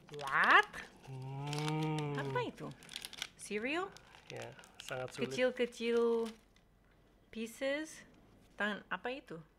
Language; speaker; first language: Indonesian; non-native, learner; English